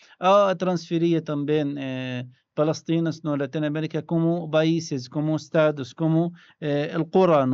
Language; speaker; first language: Portuguese; non-native, learner; Arabic